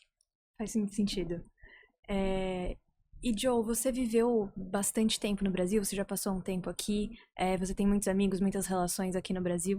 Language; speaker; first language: Portuguese; native; Portuguese